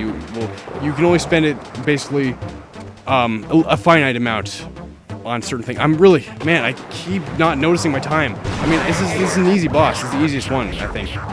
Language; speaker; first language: English; native; English